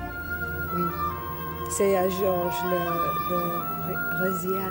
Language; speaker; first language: French; non-native, learner; English